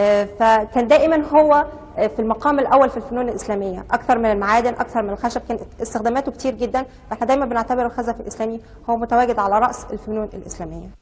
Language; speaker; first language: Arabic; native; Arabic